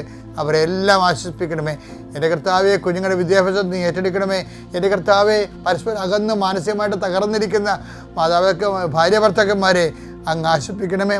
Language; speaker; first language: Malayalam; native; Malayalam